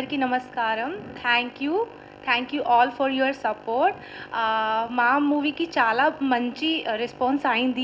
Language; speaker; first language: Telugu; non-native, learner; Hindi